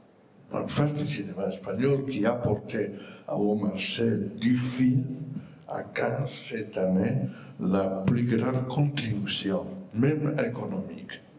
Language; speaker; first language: French; non-native, fluent; Spanish